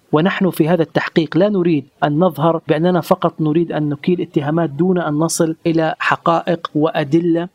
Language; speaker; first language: Arabic; native; Arabic